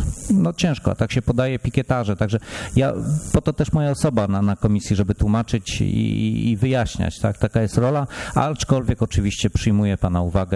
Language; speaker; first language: Polish; native; Polish